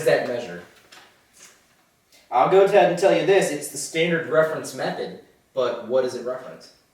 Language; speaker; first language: English; native; English